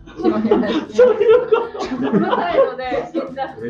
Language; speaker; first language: Japanese; non-native, learner; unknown